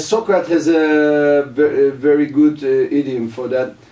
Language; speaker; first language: English; non-native, fluent; Turkish